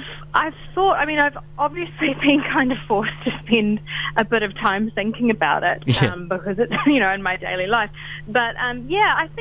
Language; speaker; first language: English; native; English